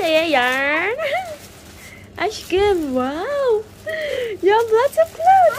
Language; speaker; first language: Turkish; non-native, learner; Filipino